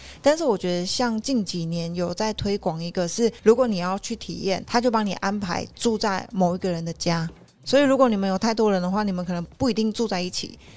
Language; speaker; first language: Chinese; native; Chinese